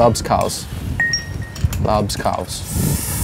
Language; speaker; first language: German; non-native, learner; English